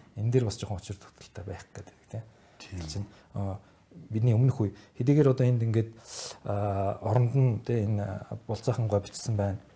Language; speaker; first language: Mongolian; native; Mongolian